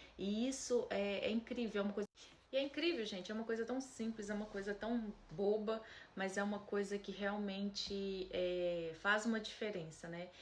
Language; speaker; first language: Portuguese; native; Portuguese